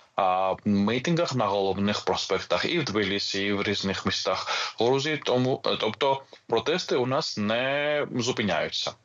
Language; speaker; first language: Ukrainian; non-native, fluent; Georgian